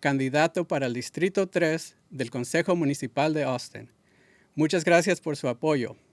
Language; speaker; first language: Spanish; early bilingual, other home language; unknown